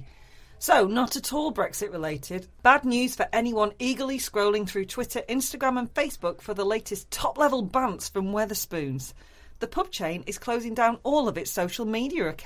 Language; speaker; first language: English; native; English